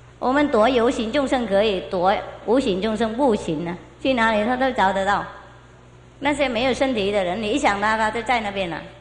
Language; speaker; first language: Chinese; non-native, fluent; Vietnamese